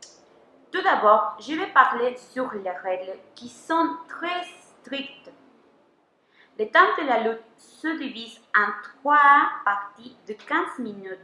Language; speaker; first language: French; non-native, learner; Spanish